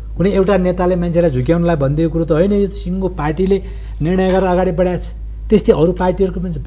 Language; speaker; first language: Nepali; native; Nepali